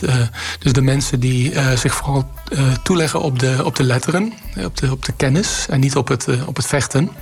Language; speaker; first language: Dutch; native; Dutch